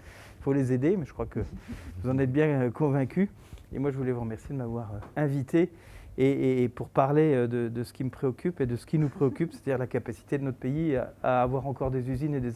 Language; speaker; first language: French; native; French